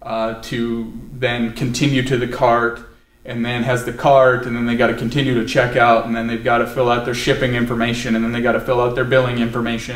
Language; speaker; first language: English; native; English